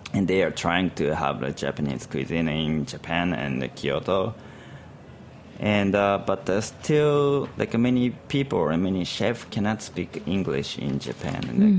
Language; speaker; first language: English; non-native, learner; Japanese